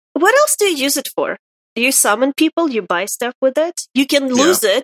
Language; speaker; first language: English; non-native, fluent; Russian